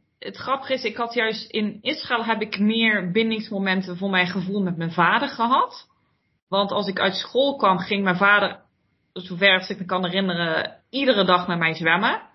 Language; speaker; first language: Dutch; early bilingual, heritage; Dutch